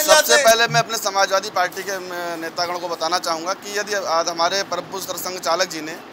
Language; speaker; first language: Hindi; native; Hindi